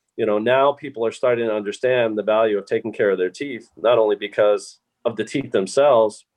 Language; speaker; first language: English; native; English